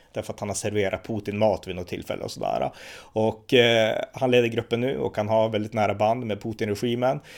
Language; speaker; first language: Swedish; native; Swedish